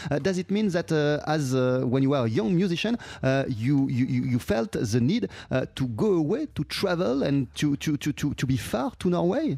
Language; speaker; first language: English; non-native, fluent; French